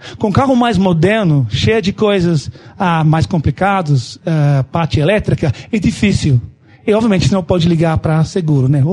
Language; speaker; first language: Portuguese; non-native, fluent; English